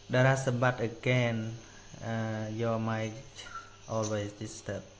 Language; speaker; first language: English; non-native, fluent; Khmer